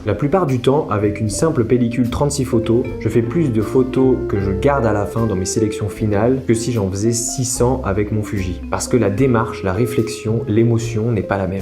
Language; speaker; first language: French; native; French